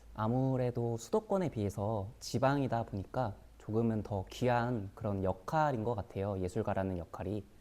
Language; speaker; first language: Korean; native; Korean